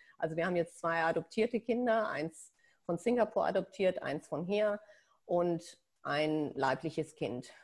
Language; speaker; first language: German; native; German